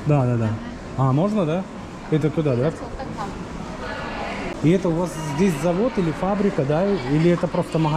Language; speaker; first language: Russian; native; Russian